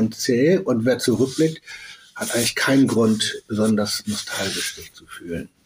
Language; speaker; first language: German; native; German